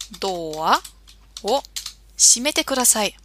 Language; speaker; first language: Japanese; non-native, fluent; German